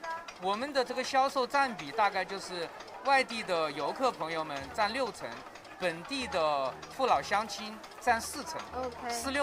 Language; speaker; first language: Chinese; native; Chinese